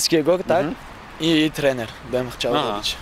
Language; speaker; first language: Polish; early bilingual, heritage; French